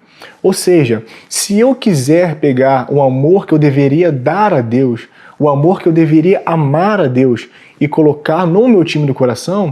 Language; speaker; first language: Portuguese; native; Portuguese